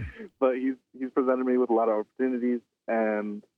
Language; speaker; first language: English; native; English